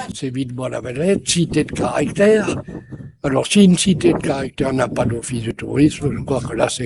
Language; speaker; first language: French; native; French